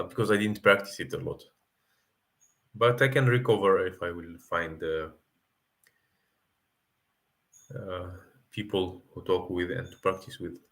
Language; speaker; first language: English; non-native, fluent; Arabic